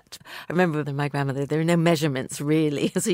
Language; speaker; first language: English; native; English